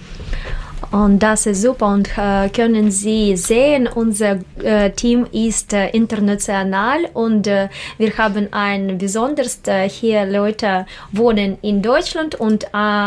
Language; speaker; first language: German; non-native, learner; Russian